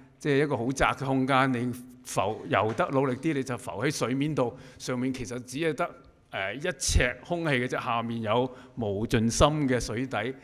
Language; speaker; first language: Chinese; non-native, local second language; Cantonese